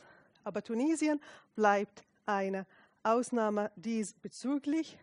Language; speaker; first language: German; non-native, fluent; Arabic